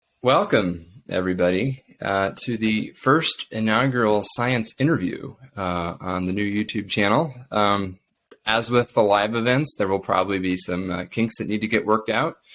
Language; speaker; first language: English; native; English